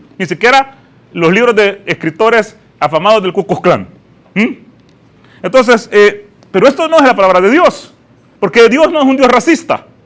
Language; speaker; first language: Spanish; native; Spanish